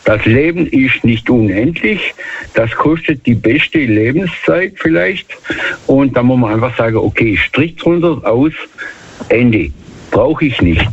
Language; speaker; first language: German; native; German